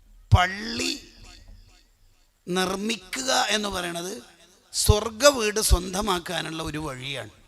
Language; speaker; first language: Malayalam; native; Malayalam